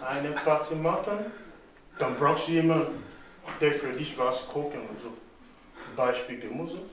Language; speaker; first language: German; non-native, fluent; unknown